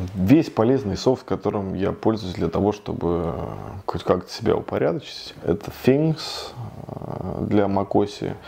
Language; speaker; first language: Russian; native; Russian